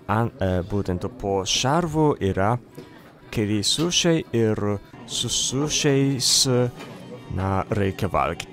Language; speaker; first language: Lithuanian; non-native, fluent; Japanese